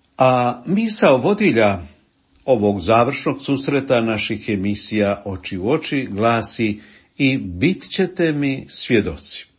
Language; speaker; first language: Croatian; native; Croatian